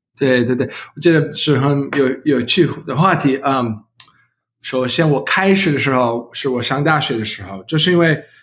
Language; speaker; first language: Chinese; non-native, learner; English